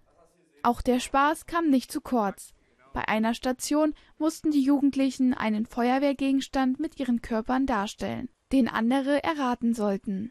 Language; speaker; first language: German; native; German